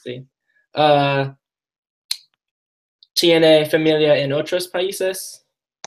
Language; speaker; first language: Spanish; non-native, learner; English